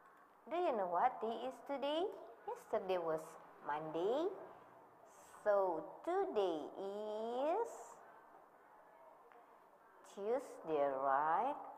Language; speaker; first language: English; non-native, learner; Indonesian